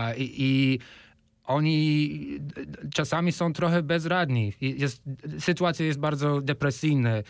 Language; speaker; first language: Polish; non-native, fluent; English